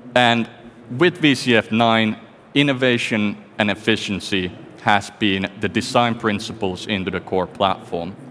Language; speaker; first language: English; non-native, fluent; Finnish